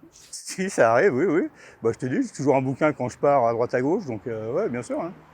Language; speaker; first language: French; native; French